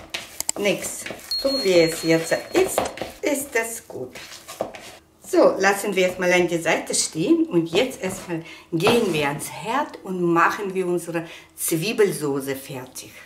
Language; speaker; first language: German; non-native, fluent; Russian